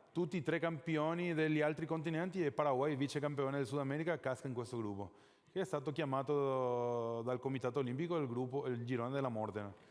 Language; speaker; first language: Italian; non-native, fluent; Spanish